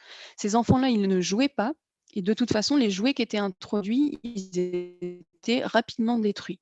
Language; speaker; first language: French; native; French